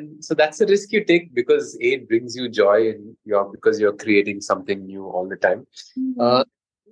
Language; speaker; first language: English; non-native, local second language; Konkani